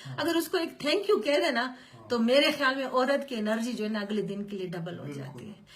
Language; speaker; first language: Urdu; non-native, local second language; Punjabi